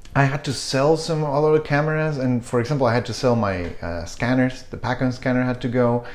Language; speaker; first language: English; non-native, fluent; Spanish